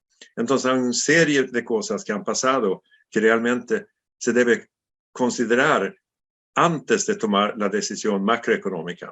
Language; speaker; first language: Spanish; non-native, fluent; Swedish